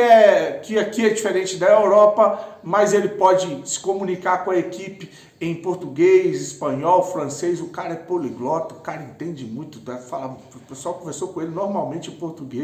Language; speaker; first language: Portuguese; native; Portuguese